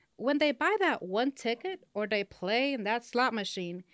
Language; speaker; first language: English; non-native, local second language; Spanish